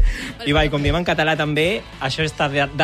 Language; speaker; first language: Catalan; native; Catalan